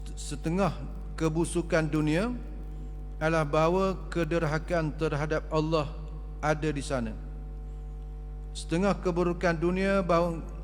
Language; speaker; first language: Malay; native; Malay